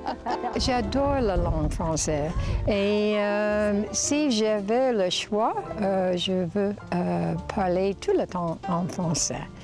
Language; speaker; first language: French; non-native, fluent; English